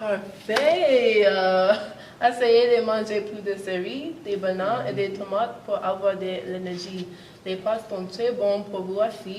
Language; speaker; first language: French; non-native, learner; English